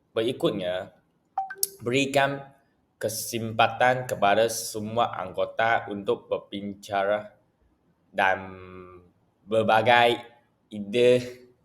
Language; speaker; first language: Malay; non-native, local second language; Chinese